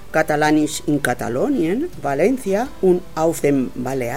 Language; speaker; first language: German; non-native, learner; Spanish